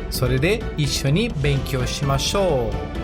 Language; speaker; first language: Japanese; non-native, learner; Portuguese